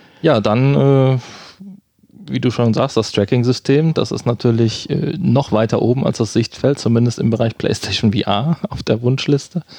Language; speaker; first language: German; native; German